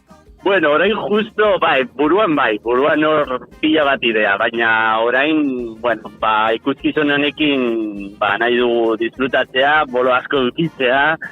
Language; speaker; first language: Basque; non-native, local second language; Spanish